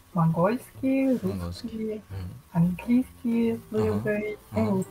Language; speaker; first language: Japanese; non-native, learner; Mongolian